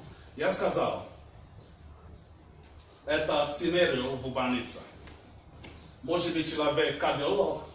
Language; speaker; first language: Russian; non-native, learner; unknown